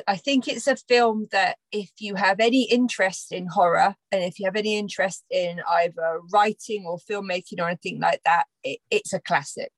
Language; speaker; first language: English; native; English